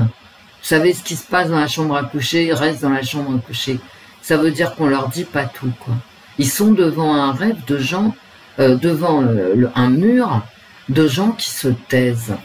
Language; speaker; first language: French; native; French